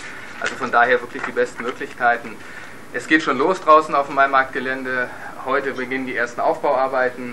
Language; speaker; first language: German; native; German